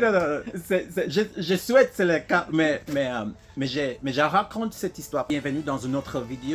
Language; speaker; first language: French; non-native, learner; English